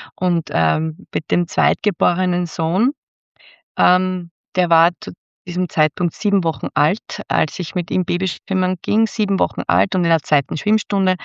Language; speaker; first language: German; native; German